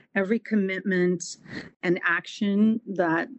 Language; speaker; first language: English; non-native, fluent; Portuguese